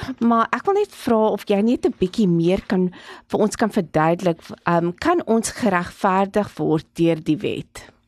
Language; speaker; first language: Afrikaans; non-native, local second language; English